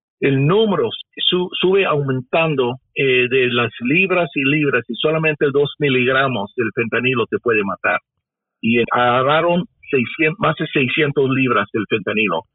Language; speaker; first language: Spanish; early bilingual, heritage; Spanish